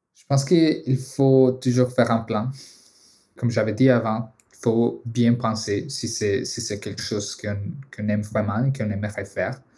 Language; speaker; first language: French; non-native, fluent; Spanish